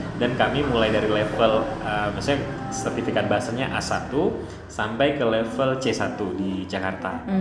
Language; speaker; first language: Indonesian; non-native, local second language; Achinese